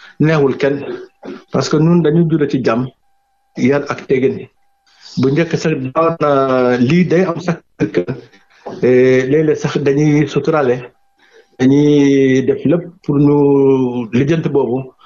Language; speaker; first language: Wolof; non-native, local second language; Mandingo